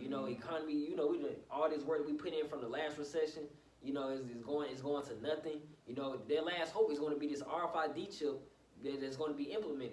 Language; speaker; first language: English; native; English